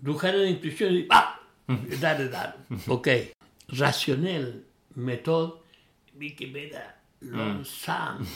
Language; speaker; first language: Swedish; non-native, learner; Spanish